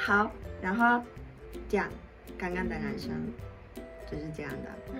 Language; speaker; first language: Chinese; non-native, fluent; Mongolian